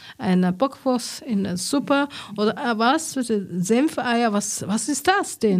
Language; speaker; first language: German; non-native, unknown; Chinese